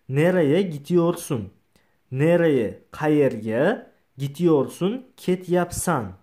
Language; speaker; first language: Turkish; non-native, learner; Uzbek